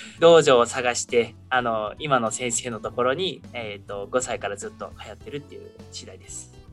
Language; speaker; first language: Japanese; native; Japanese